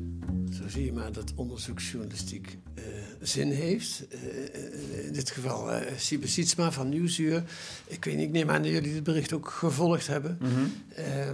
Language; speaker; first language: Dutch; native; Dutch